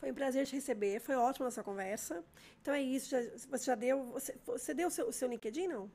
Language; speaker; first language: Portuguese; native; Portuguese